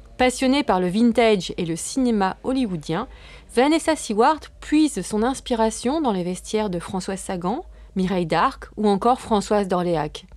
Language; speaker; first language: French; native; French